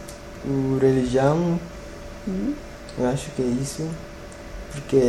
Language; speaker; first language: Portuguese; non-native, learner; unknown